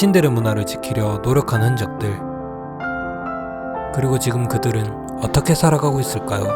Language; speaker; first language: Korean; native; Korean